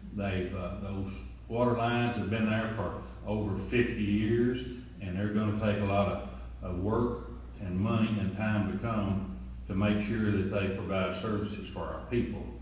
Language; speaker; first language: English; native; English